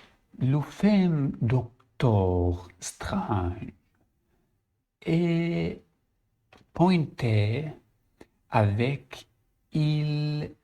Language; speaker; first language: French; non-native, learner; Arabic